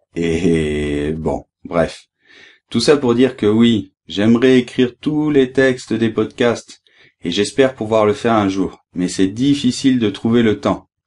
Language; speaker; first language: French; native; French